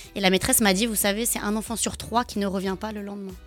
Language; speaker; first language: French; native; French